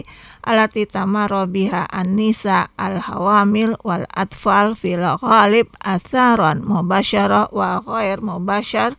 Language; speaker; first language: Arabic; non-native, fluent; Indonesian